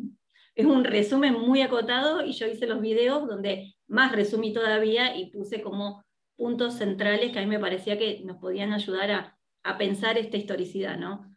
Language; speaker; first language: Spanish; native; Spanish